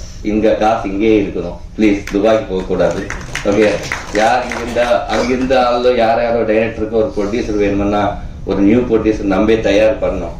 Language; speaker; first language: Tamil; non-native, learner; Telugu